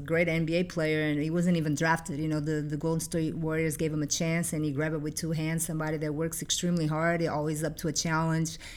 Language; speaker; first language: English; non-native, fluent; Portuguese